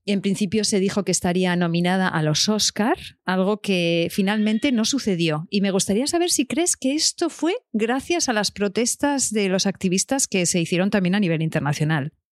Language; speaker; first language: Spanish; native; Spanish